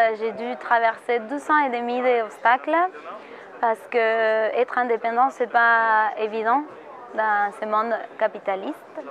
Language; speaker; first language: French; non-native, fluent; Spanish